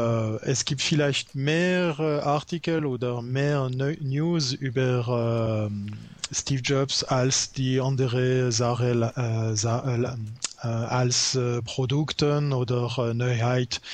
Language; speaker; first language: German; non-native, learner; French